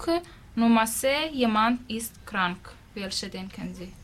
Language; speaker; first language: German; non-native, learner; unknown